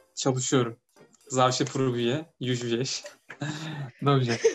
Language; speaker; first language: Turkish; native; Turkish